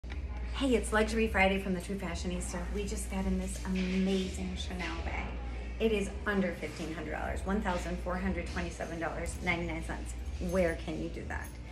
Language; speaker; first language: English; native; English